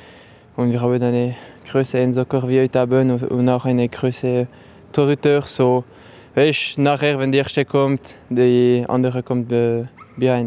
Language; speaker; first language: German; non-native, learner; French